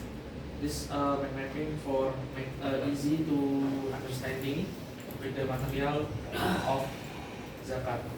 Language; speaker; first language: English; non-native, learner; Indonesian